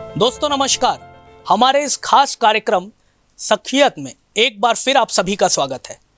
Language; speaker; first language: Hindi; native; Hindi